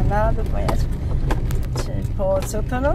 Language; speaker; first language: Polish; early bilingual, heritage; Polish